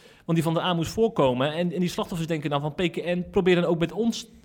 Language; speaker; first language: Dutch; native; Dutch